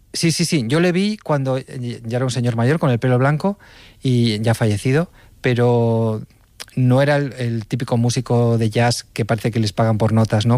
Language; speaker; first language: Spanish; native; Spanish